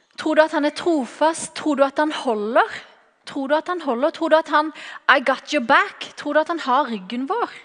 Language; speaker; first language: Norwegian; native; Norwegian